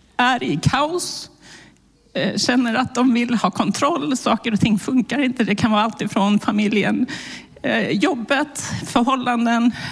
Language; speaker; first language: Swedish; early bilingual, other home language; Finnish